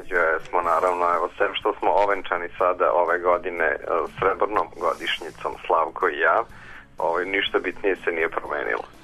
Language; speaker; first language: Serbian; native; Serbian